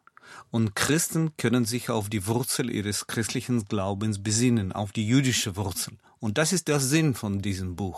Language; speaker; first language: German; non-native, fluent; Russian